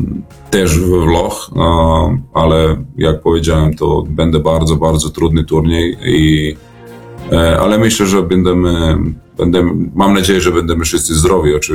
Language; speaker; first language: Polish; non-native, learner; Serbian